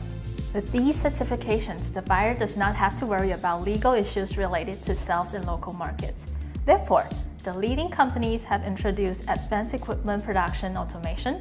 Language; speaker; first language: English; non-native, fluent; Chinese